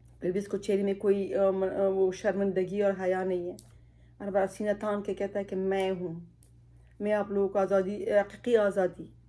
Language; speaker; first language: Urdu; non-native, fluent; Pashto